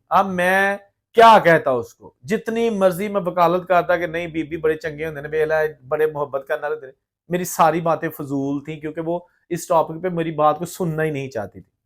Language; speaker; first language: Urdu; non-native, local second language; Punjabi